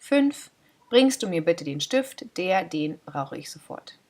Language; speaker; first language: German; non-native, fluent; English